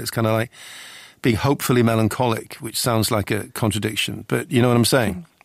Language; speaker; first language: English; native; English